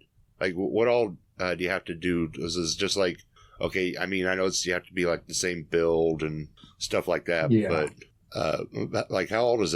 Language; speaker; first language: English; native; English